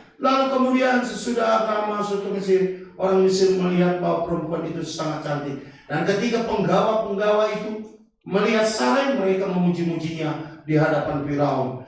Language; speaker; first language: Indonesian; non-native, local second language; Batak Toba